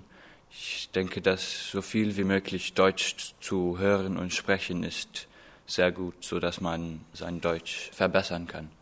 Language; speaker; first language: German; non-native, fluent; English